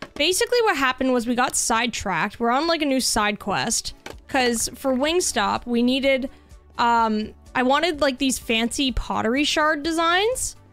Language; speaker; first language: English; native; English